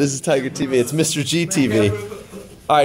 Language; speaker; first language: English; native; English